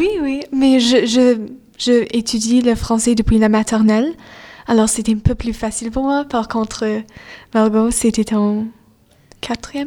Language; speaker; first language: French; non-native, fluent; English